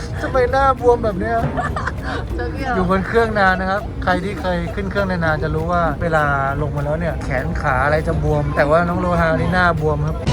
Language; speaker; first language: Thai; native; Thai